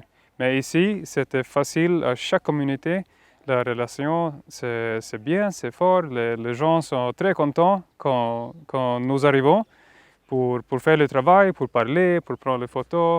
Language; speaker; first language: French; non-native, fluent; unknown